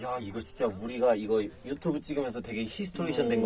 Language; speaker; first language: Korean; native; Korean